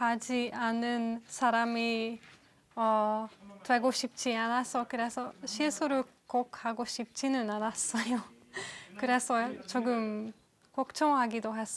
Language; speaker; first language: Korean; non-native, fluent; Hungarian